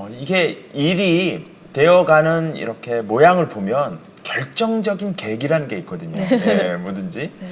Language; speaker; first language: Korean; native; Korean